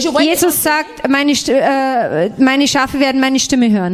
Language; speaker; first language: German; non-native, fluent; French